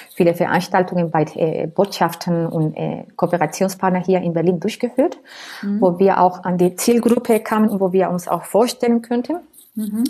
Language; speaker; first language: German; non-native, fluent; Spanish